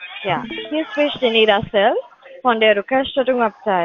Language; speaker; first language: German; non-native, learner; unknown